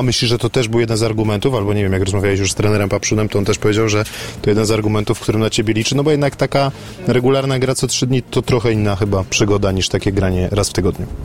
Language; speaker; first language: Polish; native; Polish